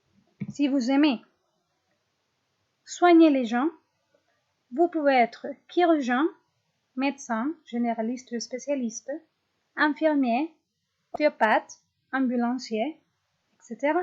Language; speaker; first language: French; non-native, fluent; Spanish